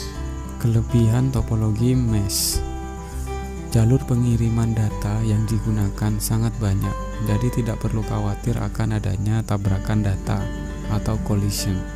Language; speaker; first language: Indonesian; native; Indonesian